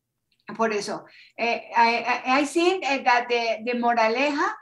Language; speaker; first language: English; non-native, learner; Spanish